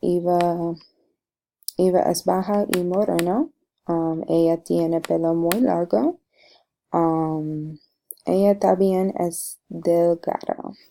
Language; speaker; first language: Spanish; non-native, learner; English